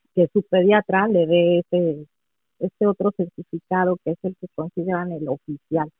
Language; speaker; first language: Spanish; native; Spanish